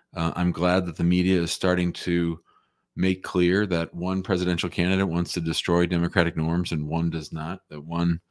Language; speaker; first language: English; native; English